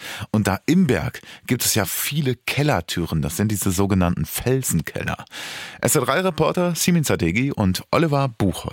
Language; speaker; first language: German; native; German